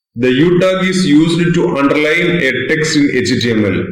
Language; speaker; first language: English; non-native, local second language; Malayalam